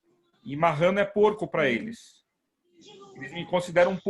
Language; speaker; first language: Portuguese; native; Portuguese